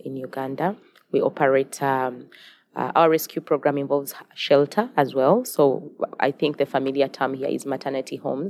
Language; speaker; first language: English; non-native, local second language; Ganda